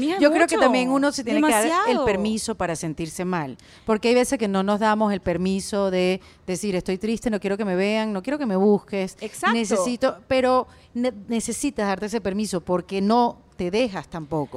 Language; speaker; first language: Spanish; native; Spanish